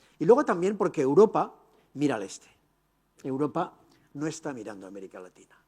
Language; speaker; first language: Spanish; native; Spanish